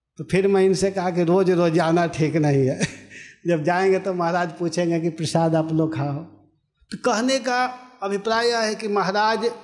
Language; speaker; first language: Hindi; native; Hindi